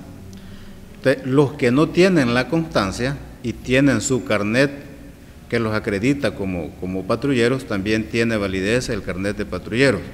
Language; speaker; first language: Spanish; native; Spanish